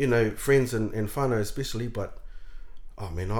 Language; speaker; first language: English; native; English